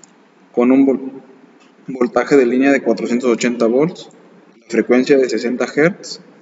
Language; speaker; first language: Spanish; native; Spanish